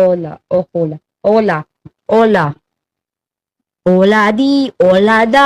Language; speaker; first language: Spanish; non-native, learner; Filipino